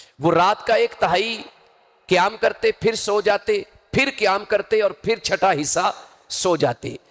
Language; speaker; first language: Urdu; non-native, local second language; Punjabi